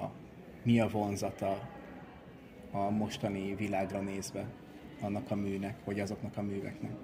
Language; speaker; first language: Hungarian; native; Hungarian